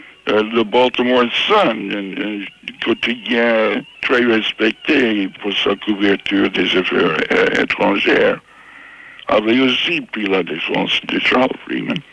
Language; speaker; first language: French; non-native, fluent; English